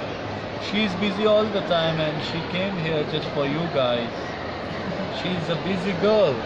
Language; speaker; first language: English; non-native, fluent; Pashto